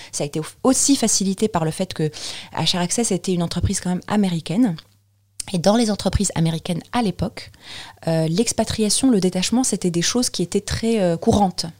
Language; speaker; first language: French; non-native, local second language; Arabic